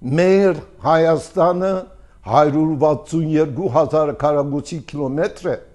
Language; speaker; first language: Armenian; early bilingual, heritage; Armenian